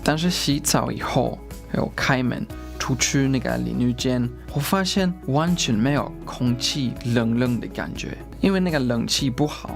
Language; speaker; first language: Chinese; non-native, fluent; Swedish